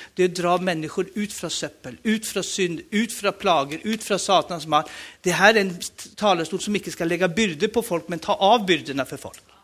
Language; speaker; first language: Swedish; native; Swedish